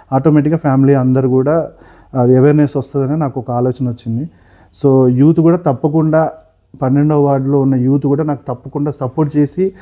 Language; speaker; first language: Telugu; native; Telugu